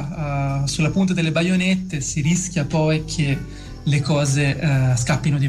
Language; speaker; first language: Italian; native; Italian